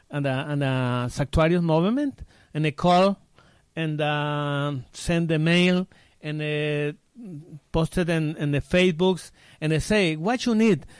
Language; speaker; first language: English; non-native, learner; Spanish